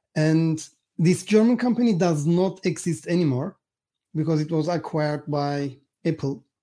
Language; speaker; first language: English; non-native, fluent; Turkish